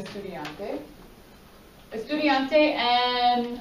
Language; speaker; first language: Spanish; non-native, fluent; English